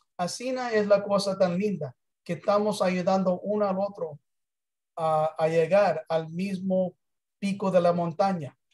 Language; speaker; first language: Spanish; early bilingual, heritage; English